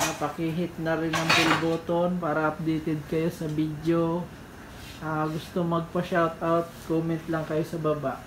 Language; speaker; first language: Filipino; non-native, local second language; Cebuano